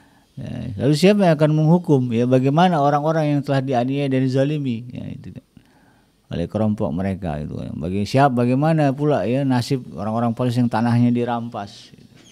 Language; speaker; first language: Indonesian; native; Indonesian